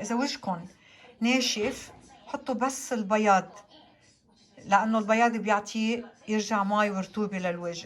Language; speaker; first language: Arabic; native; Arabic